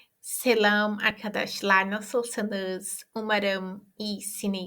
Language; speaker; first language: Turkish; non-native, fluent; Portuguese